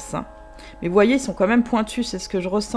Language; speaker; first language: French; native; French